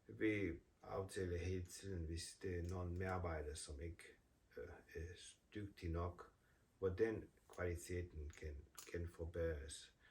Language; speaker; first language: Danish; non-native, fluent; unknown